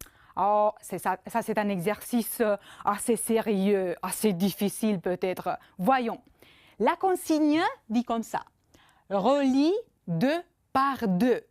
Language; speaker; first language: French; non-native, fluent; Romanian